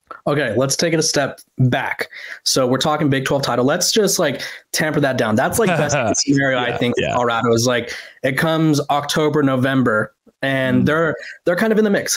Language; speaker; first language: English; native; English